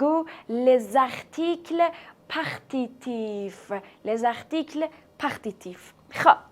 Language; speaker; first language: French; non-native, fluent; Persian